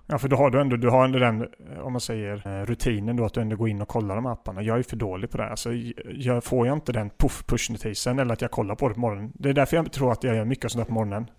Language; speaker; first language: Swedish; native; Swedish